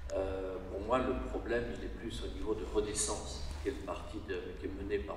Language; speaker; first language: French; native; French